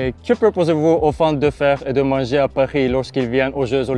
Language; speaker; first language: French; non-native, learner; Turkish